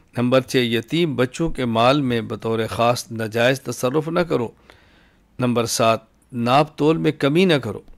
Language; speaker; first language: Urdu; native; Urdu